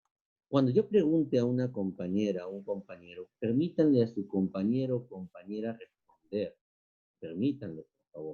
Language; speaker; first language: Spanish; native; Spanish